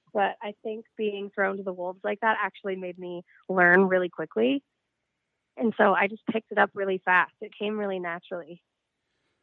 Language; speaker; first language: English; native; English